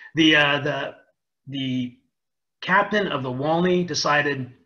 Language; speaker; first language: English; native; English